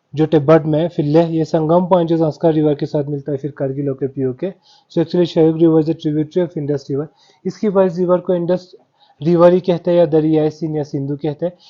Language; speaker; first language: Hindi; non-native, local second language; Balti